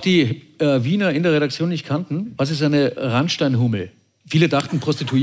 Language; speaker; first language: German; native; German